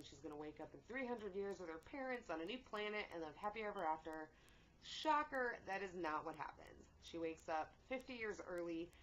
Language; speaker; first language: English; native; English